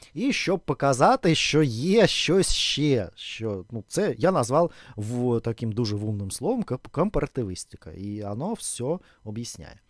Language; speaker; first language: Ukrainian; non-native, fluent; Russian